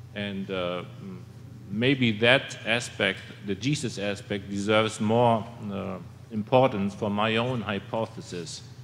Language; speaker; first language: English; non-native, fluent; German